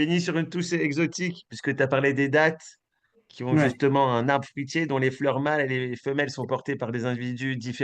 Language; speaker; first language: French; native; French